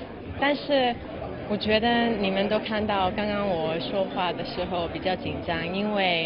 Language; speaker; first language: Chinese; non-native, local second language; Cantonese